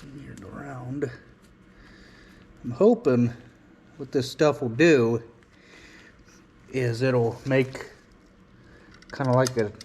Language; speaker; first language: English; native; English